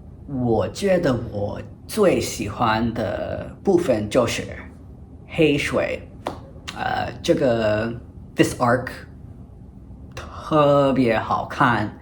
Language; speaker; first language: Chinese; non-native, fluent; English